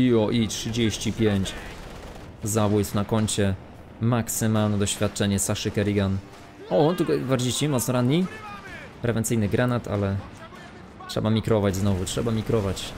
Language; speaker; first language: Polish; native; Polish